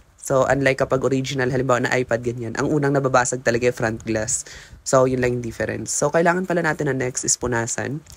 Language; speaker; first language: Filipino; native; Filipino